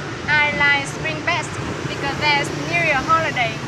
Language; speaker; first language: English; non-native, learner; Vietnamese